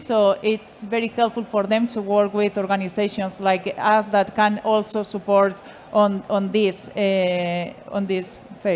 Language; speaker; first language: English; non-native, fluent; Spanish